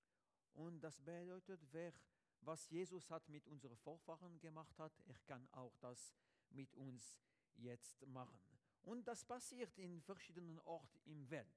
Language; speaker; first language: German; non-native, learner; French